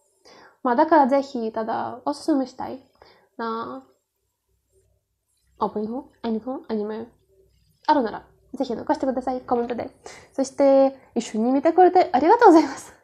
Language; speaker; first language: Japanese; non-native, learner; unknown